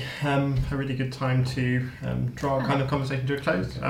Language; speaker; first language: English; native; English